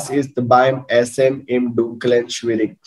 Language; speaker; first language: German; non-native, learner; Hindi